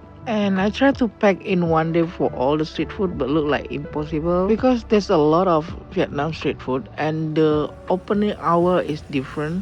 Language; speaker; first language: English; non-native, learner; Indonesian